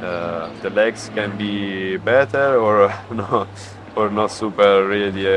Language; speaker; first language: English; non-native, fluent; Italian